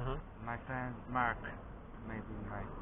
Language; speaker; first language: English; non-native, learner; Korean